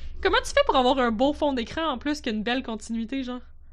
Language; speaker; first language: French; native; French